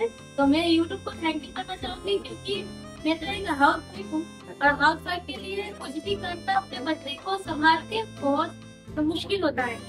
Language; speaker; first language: Hindi; non-native, local second language; Bangla